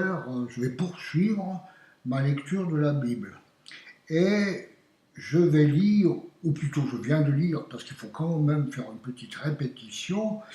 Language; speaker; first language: French; native; French